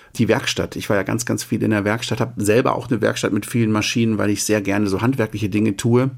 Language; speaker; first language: German; native; German